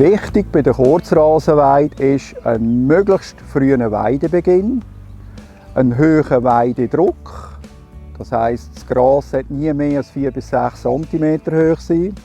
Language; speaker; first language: German; native; German